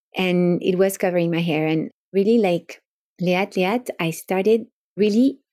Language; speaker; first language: English; non-native, fluent; French